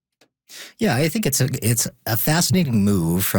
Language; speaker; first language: English; native; English